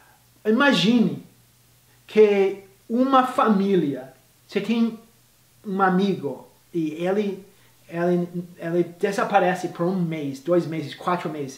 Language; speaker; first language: Portuguese; non-native, fluent; English